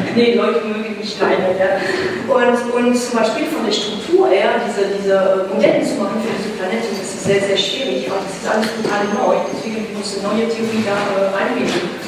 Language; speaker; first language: German; non-native, learner; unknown